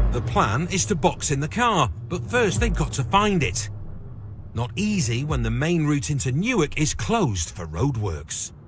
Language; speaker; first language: English; native; English